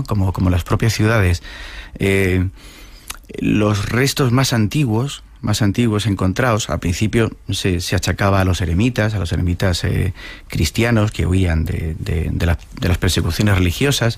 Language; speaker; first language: Spanish; native; Spanish